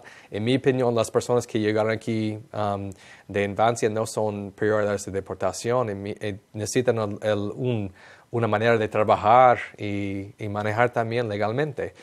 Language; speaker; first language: Spanish; non-native, fluent; English